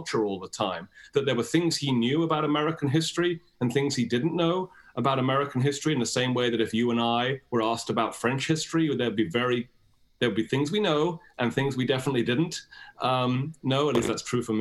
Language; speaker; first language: English; native; English